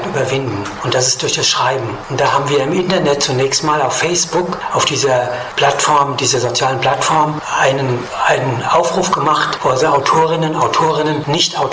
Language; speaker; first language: German; native; German